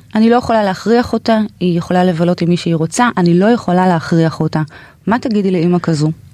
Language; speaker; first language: Hebrew; native; Hebrew